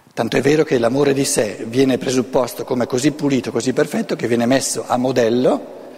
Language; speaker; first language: Italian; non-native, local second language; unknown